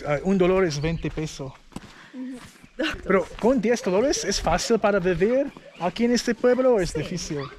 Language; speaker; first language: Spanish; non-native, learner; English